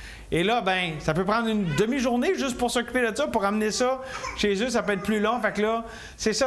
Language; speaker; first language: French; native; French